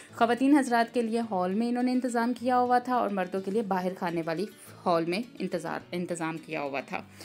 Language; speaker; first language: Urdu; native; Urdu